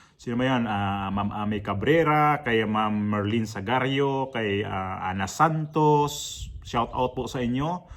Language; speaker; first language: Filipino; non-native, local second language; Cebuano